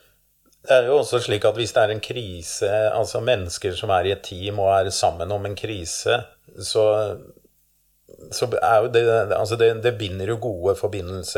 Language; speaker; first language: Norwegian; native; Norwegian